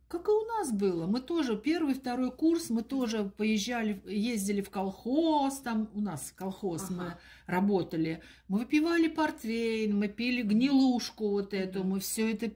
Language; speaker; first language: Russian; native; Russian